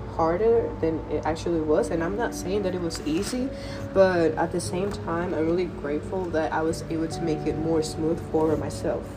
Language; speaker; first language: English; non-native, fluent; Spanish